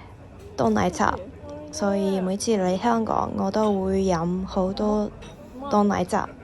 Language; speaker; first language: Cantonese; non-native, learner; Japanese